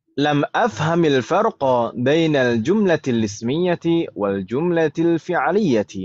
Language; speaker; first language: Arabic; non-native, fluent; Indonesian